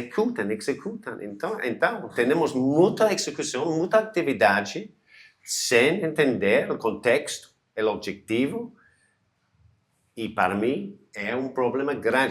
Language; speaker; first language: Portuguese; non-native, learner; English